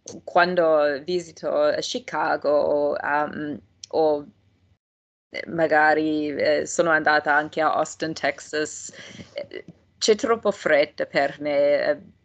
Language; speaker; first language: Italian; non-native, fluent; English